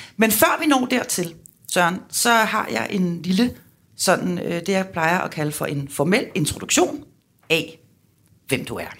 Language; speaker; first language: Danish; native; Danish